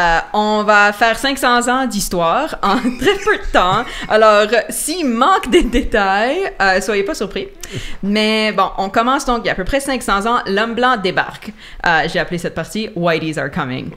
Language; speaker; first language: French; native; French